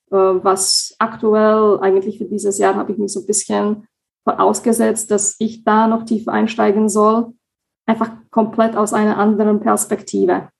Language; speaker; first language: German; non-native, fluent; Slovak